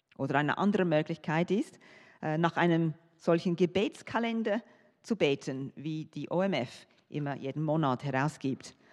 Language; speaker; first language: German; non-native, fluent; English